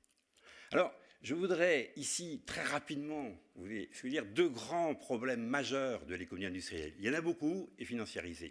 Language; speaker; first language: French; native; French